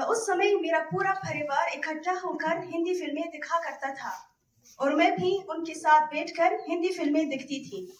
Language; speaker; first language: Hindi; non-native, fluent; Arabic